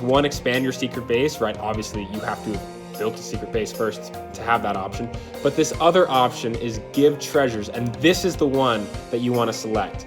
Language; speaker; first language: English; native; English